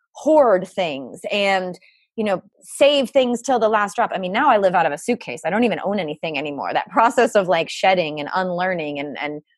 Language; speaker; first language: English; native; English